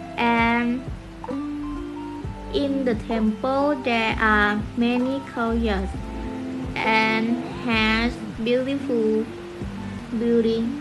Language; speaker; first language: English; non-native, learner; Thai